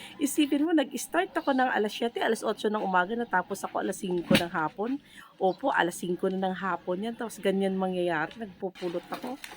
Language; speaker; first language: Filipino; non-native, local second language; Cebuano